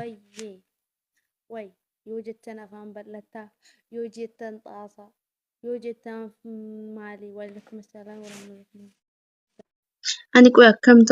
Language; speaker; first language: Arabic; non-native, learner; Oromo